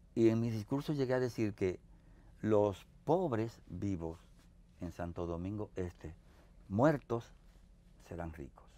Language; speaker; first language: Spanish; native; Spanish